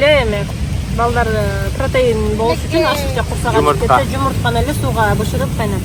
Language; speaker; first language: Kyrgyz; native; Kyrgyz